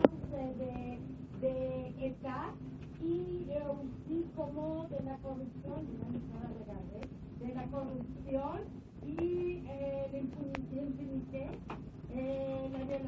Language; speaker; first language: French; non-native, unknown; Spanish